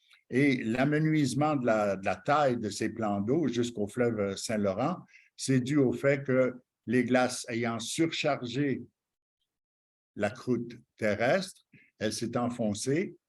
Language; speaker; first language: French; native; French